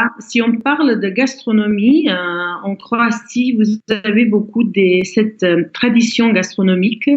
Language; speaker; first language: French; non-native, fluent; Croatian